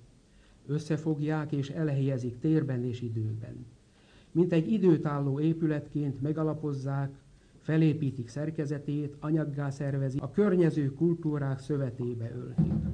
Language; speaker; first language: Hungarian; native; Hungarian